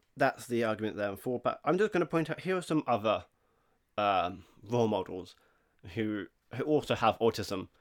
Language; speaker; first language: English; native; English